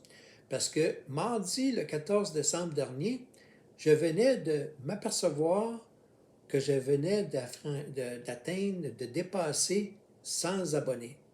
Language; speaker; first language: French; native; French